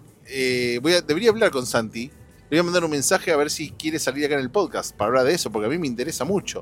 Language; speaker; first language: Spanish; native; Spanish